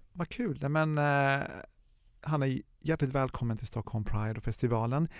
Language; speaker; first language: Swedish; early bilingual, other home language; Arabic